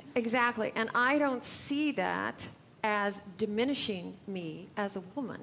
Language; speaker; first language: English; native; English